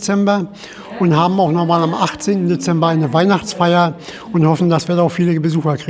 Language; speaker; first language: German; native; German